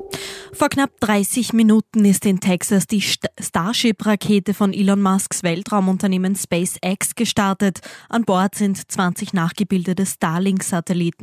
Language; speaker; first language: German; native; German